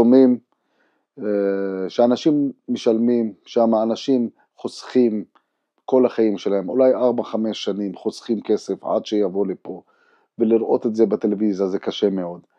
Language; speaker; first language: Hebrew; non-native, local second language; Arabic